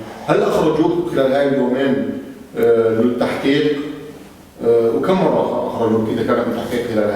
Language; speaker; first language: Arabic; native; Arabic